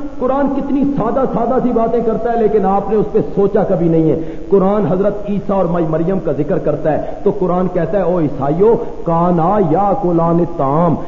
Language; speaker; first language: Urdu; non-native, local second language; Punjabi